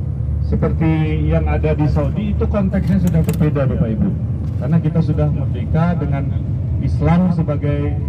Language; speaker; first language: Indonesian; native; Indonesian